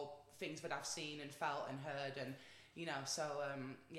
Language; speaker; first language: English; native; English